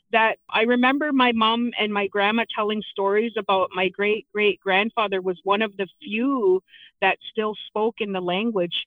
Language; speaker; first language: English; native; English